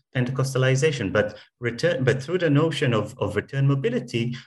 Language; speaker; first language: English; non-native, fluent; Hebrew